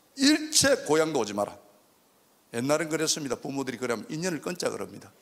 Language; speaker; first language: Korean; native; Korean